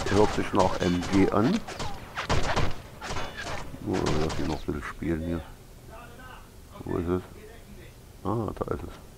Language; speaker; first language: German; native; German